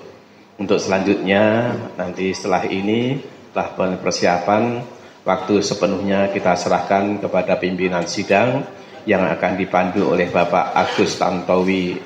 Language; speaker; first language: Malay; non-native, local second language; Javanese